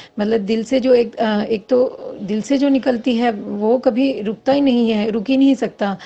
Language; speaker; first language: Hindi; native; Hindi